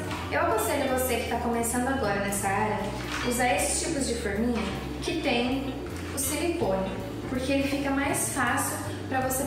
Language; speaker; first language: Portuguese; native; Portuguese